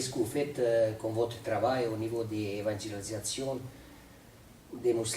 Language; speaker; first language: French; non-native, learner; Serbian